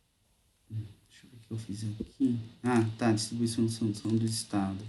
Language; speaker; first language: Portuguese; native; Portuguese